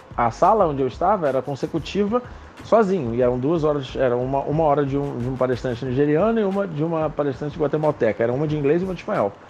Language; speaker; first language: Portuguese; non-native, local second language; Spanish